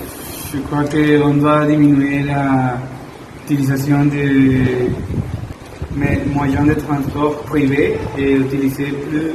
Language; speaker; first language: French; non-native, learner; Spanish